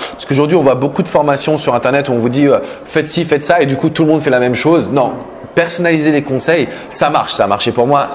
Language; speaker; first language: French; native; French